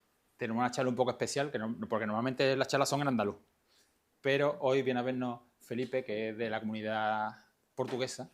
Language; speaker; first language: Spanish; native; Spanish